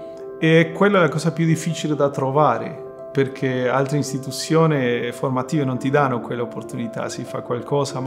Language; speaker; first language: Italian; non-native, fluent; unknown